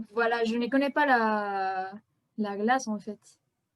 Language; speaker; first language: French; non-native, fluent; Spanish